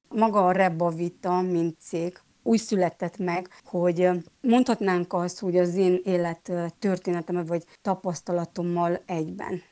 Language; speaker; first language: Hungarian; non-native, local second language; Romanian